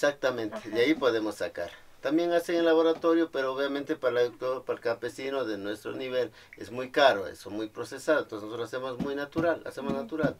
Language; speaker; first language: Spanish; native; Spanish